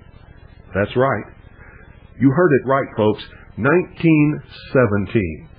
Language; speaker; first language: English; native; English